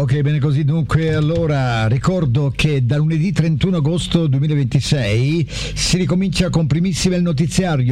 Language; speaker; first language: Italian; native; Italian